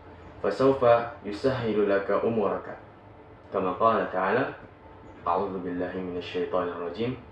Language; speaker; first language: Arabic; non-native, fluent; Indonesian